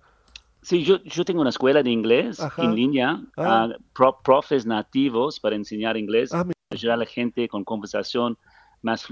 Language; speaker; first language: Spanish; non-native, learner; English